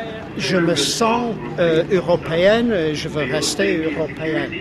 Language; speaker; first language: French; non-native, fluent; English